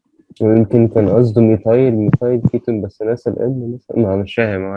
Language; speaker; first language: Arabic; native; Arabic